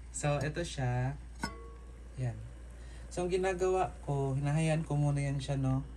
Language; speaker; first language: Filipino; non-native, local second language; Iloko